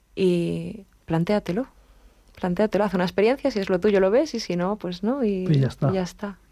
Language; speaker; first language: Spanish; native; Spanish